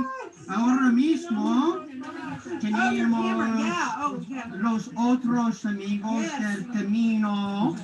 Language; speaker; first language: Spanish; non-native, learner; English